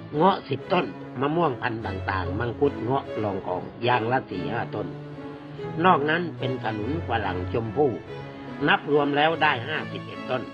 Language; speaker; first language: Thai; native; Thai